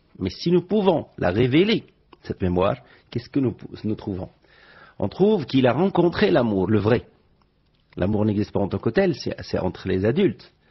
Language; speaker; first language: French; non-native, local second language; Arabic